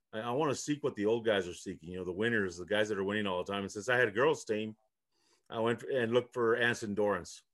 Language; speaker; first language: English; early bilingual, other home language; Spanish